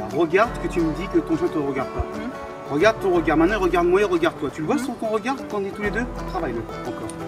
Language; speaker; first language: French; native; French